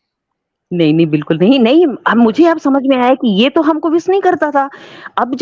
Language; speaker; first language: Hindi; native; Hindi